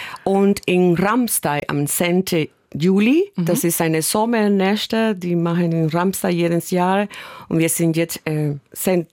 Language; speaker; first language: German; non-native, fluent; Spanish